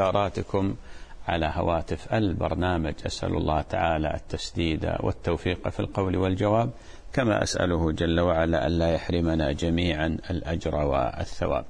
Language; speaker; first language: Arabic; native; Arabic